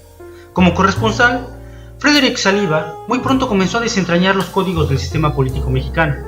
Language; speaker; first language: Spanish; native; Spanish